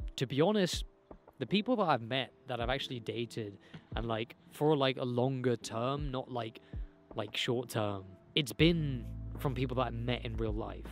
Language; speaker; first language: English; native; English